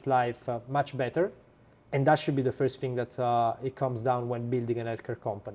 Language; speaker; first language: English; non-native, fluent; Italian